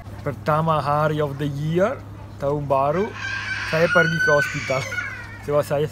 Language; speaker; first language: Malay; non-native, learner; Italian